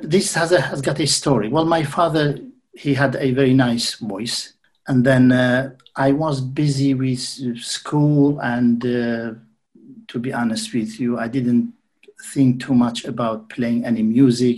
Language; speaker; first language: English; non-native, fluent; Central Kurdish